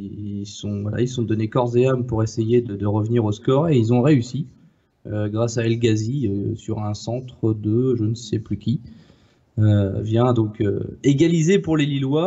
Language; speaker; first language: French; native; French